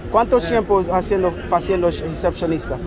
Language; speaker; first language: Portuguese; non-native, learner; English